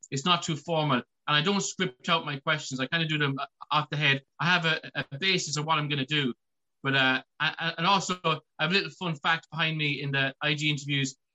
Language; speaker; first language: English; native; English